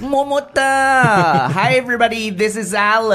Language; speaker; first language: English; non-native, fluent; Chinese